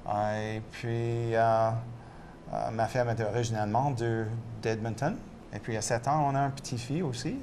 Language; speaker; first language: French; non-native, local second language; English